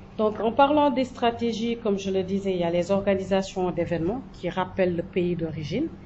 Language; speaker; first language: French; non-native, local second language; Jola-Fonyi